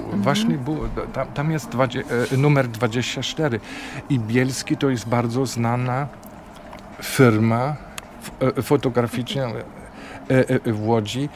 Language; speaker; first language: Polish; non-native, fluent; German